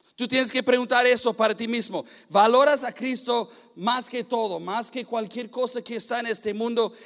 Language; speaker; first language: Spanish; non-native, fluent; English